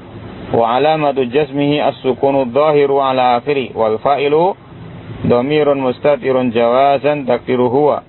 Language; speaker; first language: Arabic; non-native, fluent; Indonesian